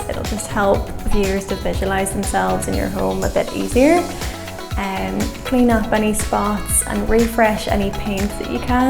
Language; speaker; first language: English; native; English